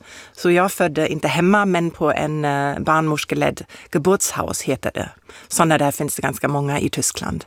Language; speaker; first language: Swedish; non-native, fluent; German